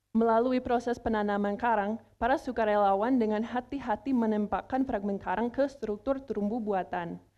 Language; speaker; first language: Indonesian; non-native, fluent; English